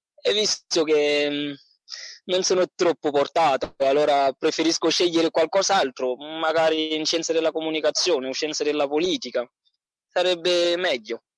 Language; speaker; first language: Italian; non-native, fluent; French